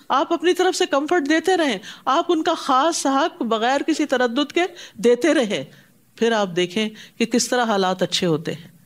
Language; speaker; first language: Urdu; native; Urdu